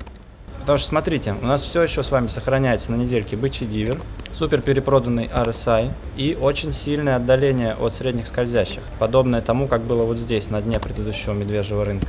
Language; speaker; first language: Russian; native; Russian